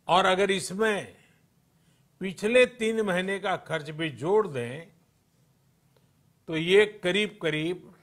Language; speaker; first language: Hindi; non-native, local second language; Gujarati